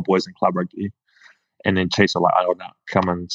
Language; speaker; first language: English; native; English